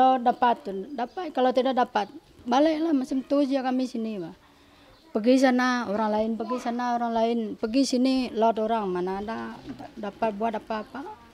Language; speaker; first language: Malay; non-native, local second language; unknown